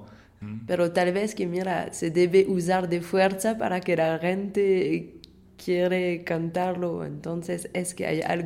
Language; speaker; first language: Spanish; non-native, fluent; French